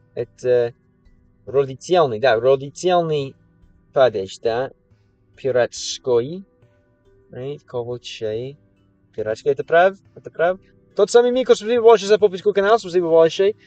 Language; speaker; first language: Russian; non-native, learner; English